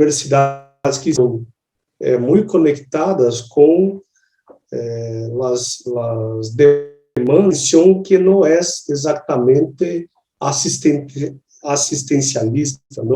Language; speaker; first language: Spanish; non-native, learner; Portuguese